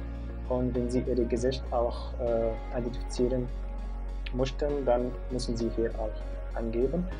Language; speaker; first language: German; non-native, fluent; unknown